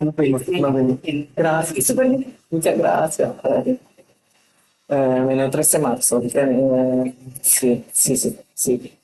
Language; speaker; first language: Spanish; non-native, fluent; German